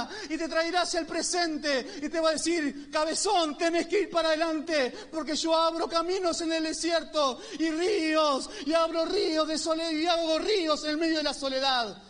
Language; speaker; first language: Spanish; native; Spanish